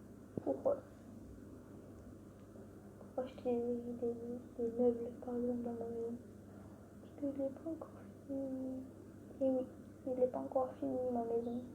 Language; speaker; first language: French; native; French